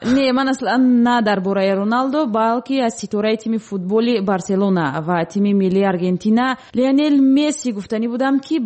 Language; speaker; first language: Tajik; native; Tajik